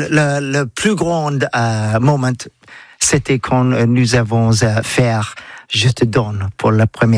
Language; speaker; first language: French; non-native, learner; English